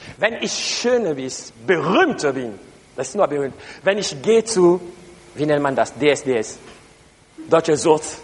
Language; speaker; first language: German; non-native, learner; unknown